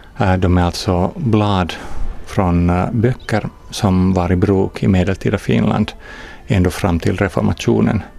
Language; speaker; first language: Swedish; non-native, fluent; Finnish